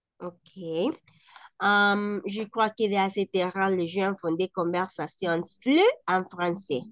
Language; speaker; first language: French; non-native, fluent; Spanish